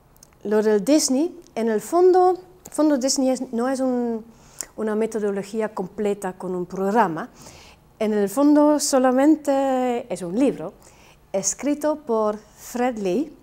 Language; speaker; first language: Spanish; non-native, fluent; Dutch